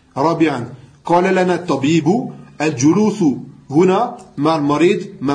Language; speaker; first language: Arabic; non-native, learner; French